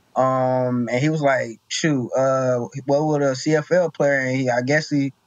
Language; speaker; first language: English; native; English